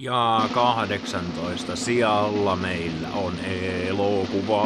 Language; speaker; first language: Finnish; native; Finnish